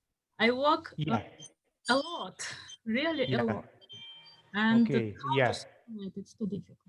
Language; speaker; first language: English; non-native, fluent; Russian